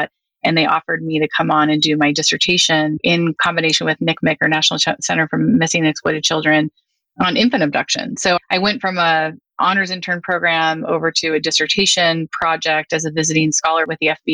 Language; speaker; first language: English; native; English